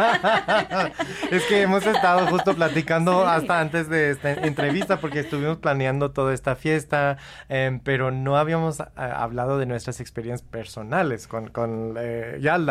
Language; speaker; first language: Spanish; early bilingual, heritage; Spanish